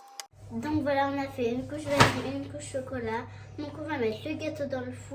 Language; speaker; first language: French; native; French